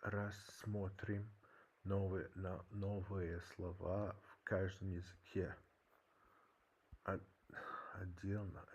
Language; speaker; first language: Russian; non-native, learner; English